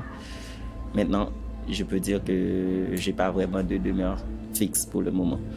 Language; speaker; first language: French; non-native, local second language; Haitian Creole